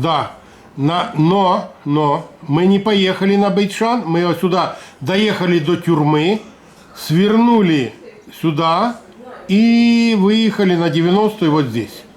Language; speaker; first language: Russian; native; Russian